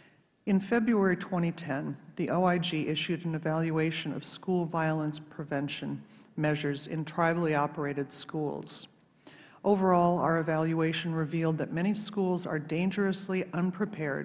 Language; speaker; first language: English; native; English